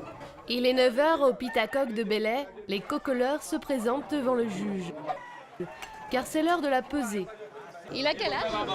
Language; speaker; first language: French; native; French